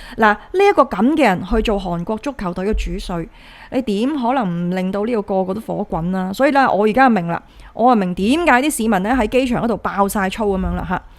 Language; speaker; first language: Cantonese; native; Cantonese